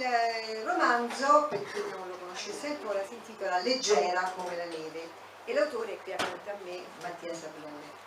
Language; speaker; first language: Italian; native; Italian